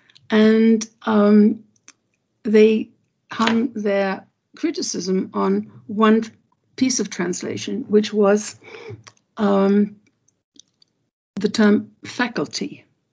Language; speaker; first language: English; non-native, fluent; German